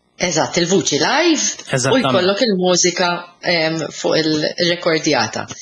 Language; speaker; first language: Maltese; early bilingual, other home language; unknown